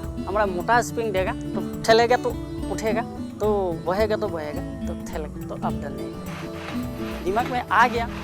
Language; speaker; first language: Hindi; non-native, local second language; Assamese